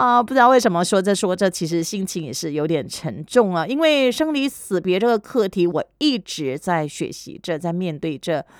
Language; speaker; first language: Chinese; native; Chinese